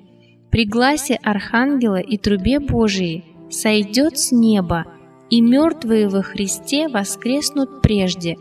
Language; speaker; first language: Russian; native; Russian